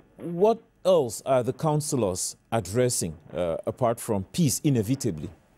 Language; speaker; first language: English; native; English